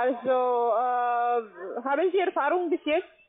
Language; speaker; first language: German; non-native, learner; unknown